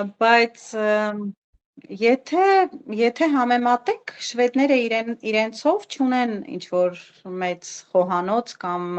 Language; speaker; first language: Armenian; native; Armenian